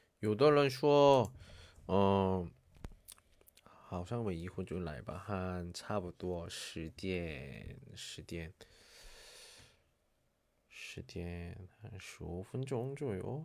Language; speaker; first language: Chinese; non-native, learner; Korean